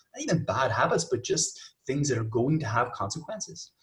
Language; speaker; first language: English; native; English